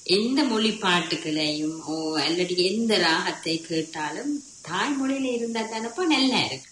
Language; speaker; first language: Tamil; native; Tamil